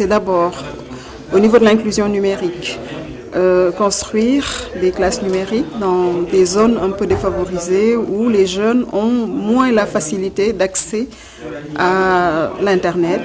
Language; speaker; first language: French; non-native, local second language; Wolof